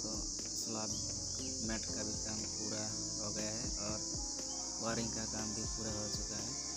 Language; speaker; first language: Hindi; non-native, local second language; Odia